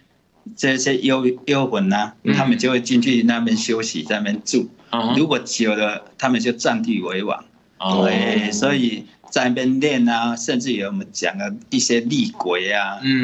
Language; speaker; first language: Chinese; native; Chinese